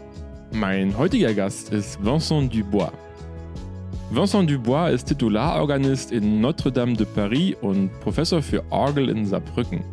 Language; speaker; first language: German; native; German